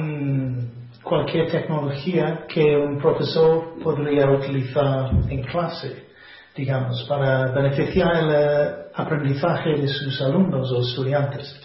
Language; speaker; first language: Spanish; non-native, fluent; English